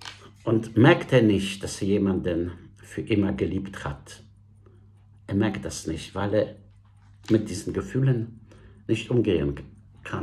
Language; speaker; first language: German; non-native, fluent; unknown